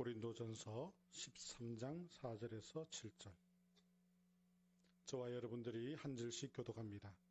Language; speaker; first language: Korean; native; Korean